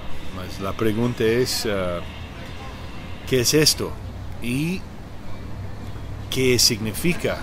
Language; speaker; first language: Spanish; non-native, learner; English